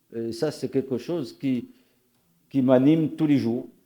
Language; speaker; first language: French; non-native, local second language; Arabic